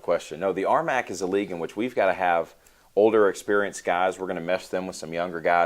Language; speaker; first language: English; native; English